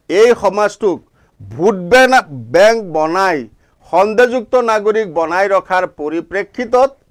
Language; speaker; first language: Assamese; non-native, local second language; Bangla